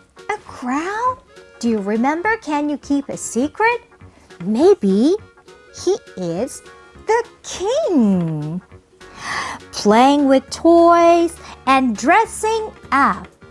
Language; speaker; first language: English; non-native, fluent; Korean